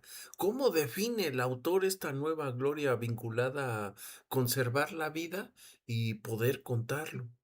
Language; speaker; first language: Spanish; native; Spanish